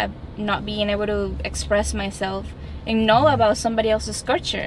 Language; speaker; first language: English; non-native, fluent; Spanish